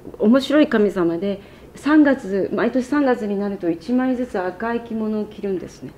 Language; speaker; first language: Japanese; native; Japanese